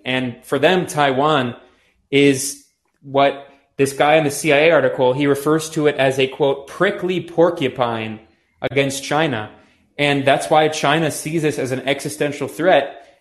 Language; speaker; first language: English; native; English